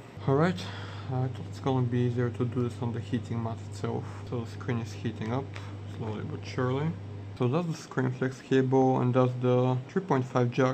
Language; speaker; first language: English; non-native, fluent; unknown